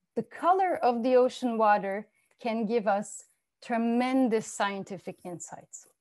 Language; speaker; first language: English; non-native, fluent; Turkish